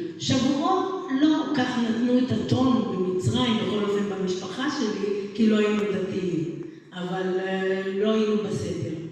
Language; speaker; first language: Hebrew; early bilingual, other home language; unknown